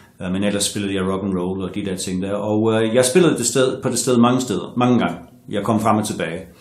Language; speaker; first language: Danish; non-native, fluent; English